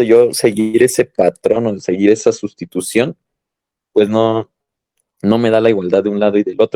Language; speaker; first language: Spanish; native; Spanish